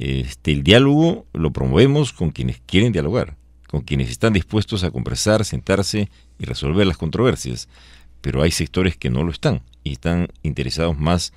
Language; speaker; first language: Spanish; native; Spanish